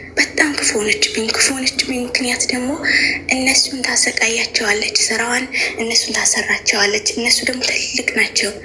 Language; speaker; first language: Amharic; native; Amharic